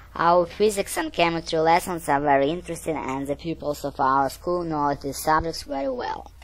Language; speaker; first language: English; non-native, learner; Russian